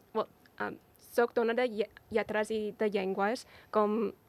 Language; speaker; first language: Catalan; non-native, learner; English